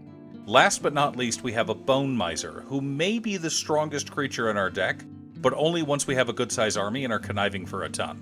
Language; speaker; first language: English; native; English